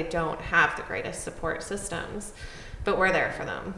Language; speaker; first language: English; native; English